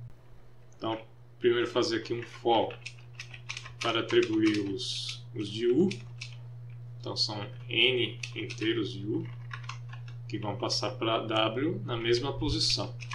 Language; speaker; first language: Portuguese; native; Portuguese